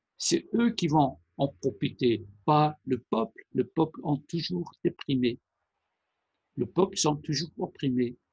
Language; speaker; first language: French; non-native, fluent; Persian